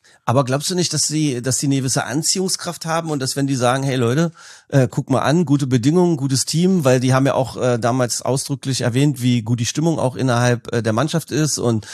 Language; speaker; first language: German; native; German